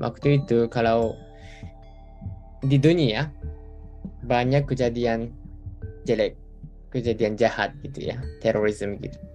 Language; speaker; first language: Indonesian; non-native, fluent; Japanese